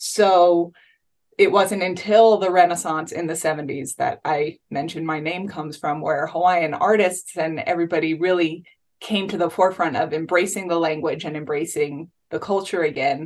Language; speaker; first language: English; native; English